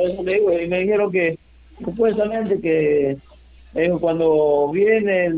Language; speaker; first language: Spanish; native; Spanish